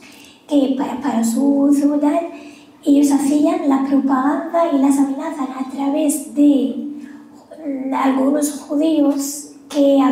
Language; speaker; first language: Spanish; non-native, fluent; Arabic